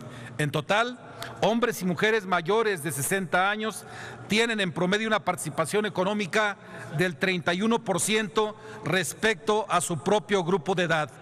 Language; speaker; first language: Spanish; native; Spanish